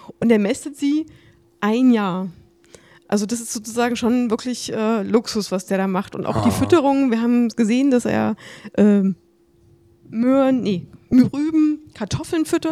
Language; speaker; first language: German; native; German